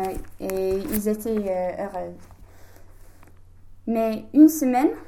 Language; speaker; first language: French; non-native, learner; English